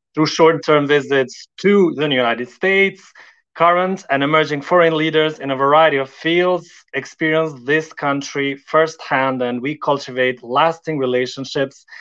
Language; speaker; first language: English; non-native, fluent; Albanian